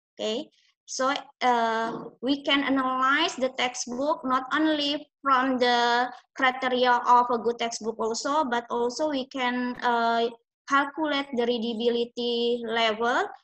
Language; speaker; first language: English; non-native, fluent; Indonesian